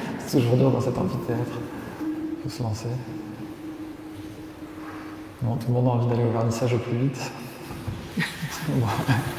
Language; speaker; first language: French; native; French